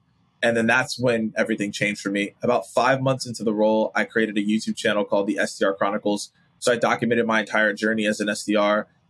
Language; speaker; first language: English; native; English